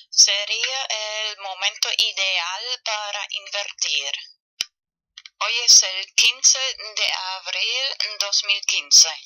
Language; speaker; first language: Spanish; non-native, fluent; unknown